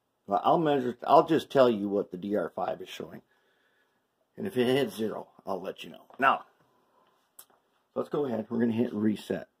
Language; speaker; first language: English; native; English